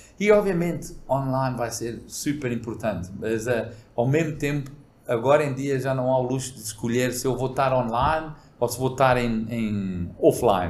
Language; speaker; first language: Portuguese; early bilingual, other home language; English